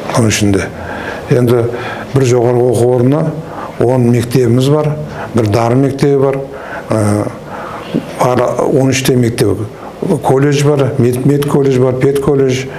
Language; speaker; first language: Kazakh; native; Kazakh